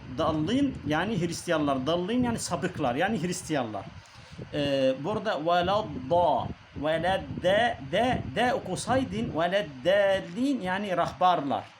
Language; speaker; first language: Turkish; non-native, learner; Arabic